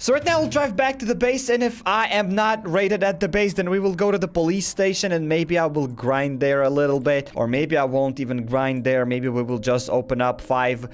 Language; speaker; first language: English; non-native, fluent; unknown